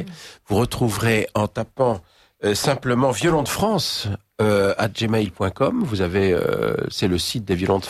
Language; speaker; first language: French; native; French